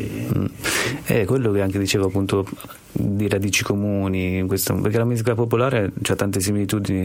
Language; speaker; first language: Italian; native; Italian